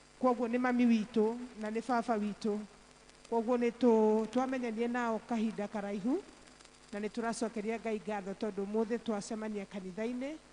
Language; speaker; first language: Kikuyu; non-native, local second language; Embu